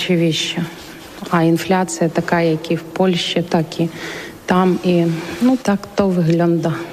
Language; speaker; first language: Polish; non-native, learner; Ukrainian